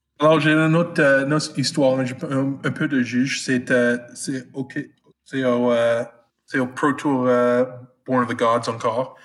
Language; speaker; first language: French; non-native, fluent; English